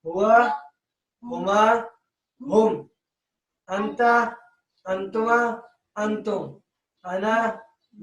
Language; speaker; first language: Arabic; non-native, learner; Urdu